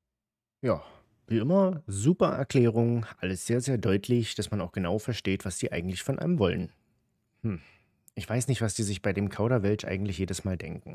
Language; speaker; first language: German; native; German